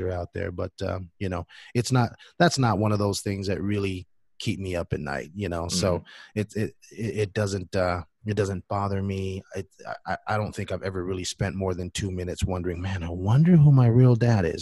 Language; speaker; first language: English; non-native, fluent; Samoan